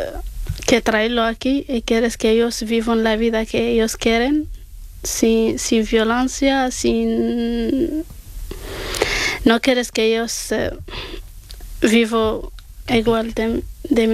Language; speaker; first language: Spanish; non-native, learner; Arabic